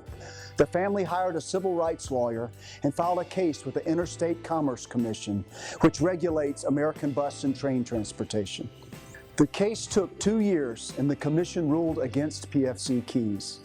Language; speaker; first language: English; native; English